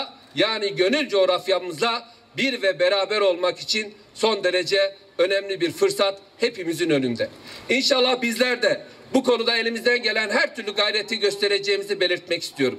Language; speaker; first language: Turkish; native; Turkish